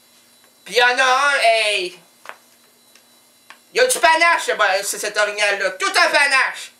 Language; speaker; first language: French; native; French